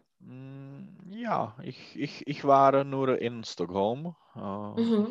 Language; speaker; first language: German; non-native, learner; Czech